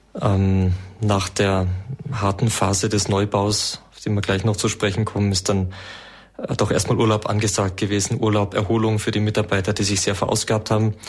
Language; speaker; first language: German; native; German